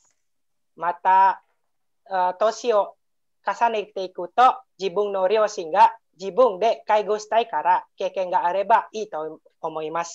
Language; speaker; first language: Japanese; non-native, learner; Indonesian